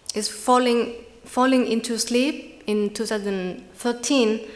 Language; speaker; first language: English; non-native, fluent; Vietnamese